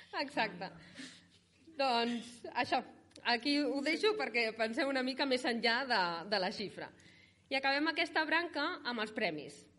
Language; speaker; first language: Catalan; native; Catalan